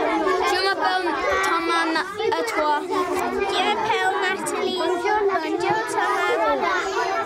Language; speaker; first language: French; non-native, learner; English